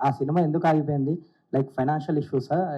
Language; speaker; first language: Telugu; native; Telugu